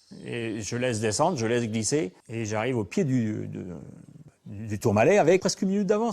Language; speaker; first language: French; native; French